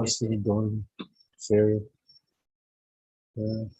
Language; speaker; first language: Portuguese; non-native, learner; English